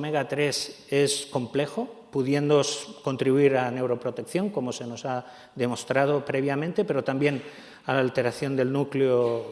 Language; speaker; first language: Spanish; native; Spanish